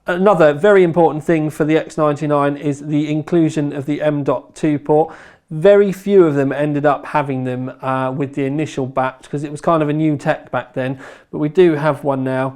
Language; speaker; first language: English; native; English